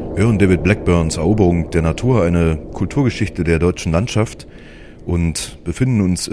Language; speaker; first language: German; native; German